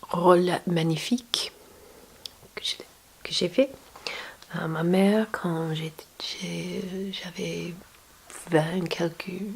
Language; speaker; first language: French; non-native, learner; English